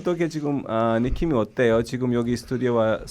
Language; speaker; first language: Korean; non-native, fluent; Urdu